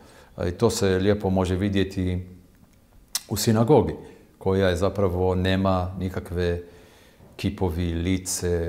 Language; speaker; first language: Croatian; non-native, fluent; Hebrew